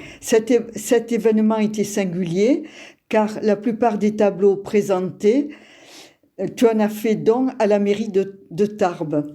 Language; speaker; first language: French; native; French